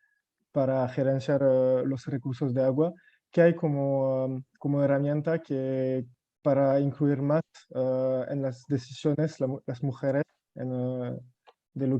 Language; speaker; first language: Spanish; non-native, fluent; French